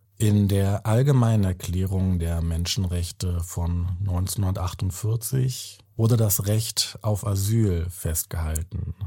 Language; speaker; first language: German; native; German